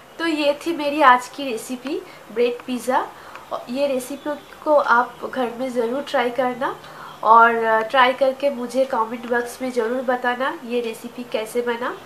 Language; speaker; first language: Hindi; non-native, local second language; Bangla